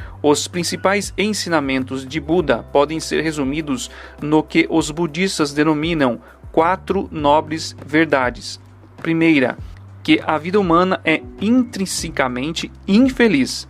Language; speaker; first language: Portuguese; native; Portuguese